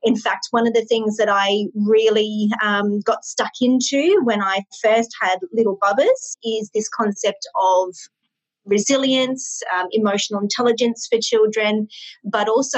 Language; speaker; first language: English; native; English